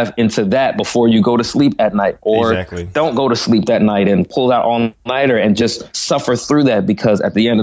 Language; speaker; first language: English; native; English